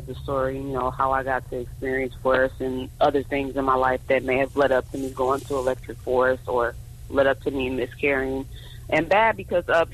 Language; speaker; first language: English; native; English